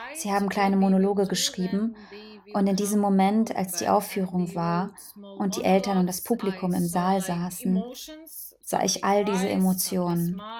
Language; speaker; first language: German; non-native, fluent; Ukrainian